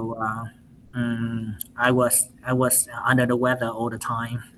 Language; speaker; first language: English; non-native, learner; Vietnamese